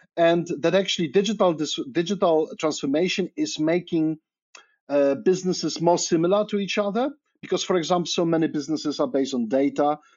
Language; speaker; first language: English; non-native, fluent; Polish